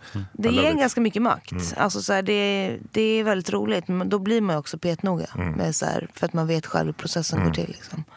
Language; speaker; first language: Swedish; native; Swedish